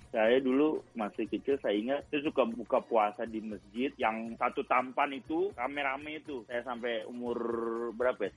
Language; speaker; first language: Indonesian; native; Indonesian